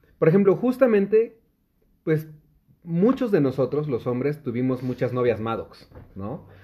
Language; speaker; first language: Spanish; native; Spanish